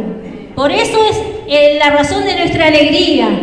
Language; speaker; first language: Spanish; native; Spanish